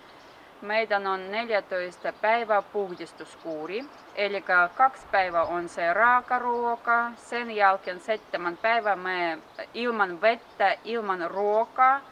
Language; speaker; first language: Finnish; non-native, learner; Russian